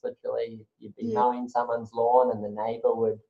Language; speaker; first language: English; native; English